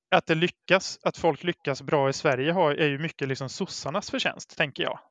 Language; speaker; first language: Swedish; native; Swedish